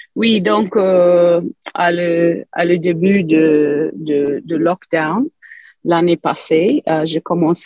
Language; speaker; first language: French; non-native, fluent; English